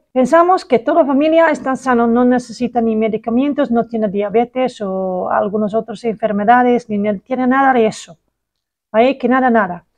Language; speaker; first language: Spanish; non-native, learner; Dutch